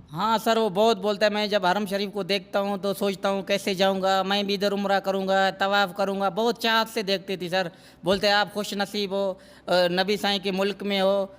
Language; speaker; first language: Urdu; non-native, local second language; Saraiki